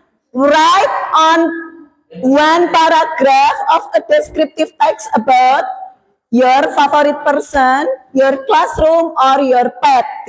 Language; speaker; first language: English; non-native, learner; Indonesian